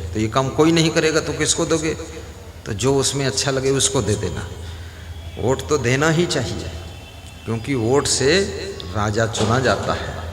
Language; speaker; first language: Hindi; native; Hindi